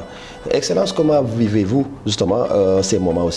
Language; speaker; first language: French; native; French